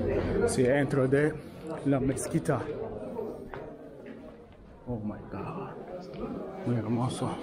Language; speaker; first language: Spanish; non-native, learner; Turkish